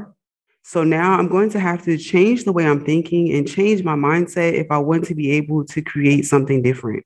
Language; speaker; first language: English; native; English